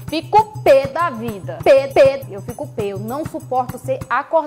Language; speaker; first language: Portuguese; native; Portuguese